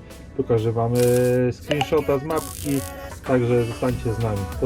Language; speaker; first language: Polish; native; Polish